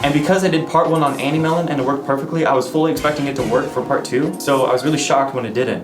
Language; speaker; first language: English; native; English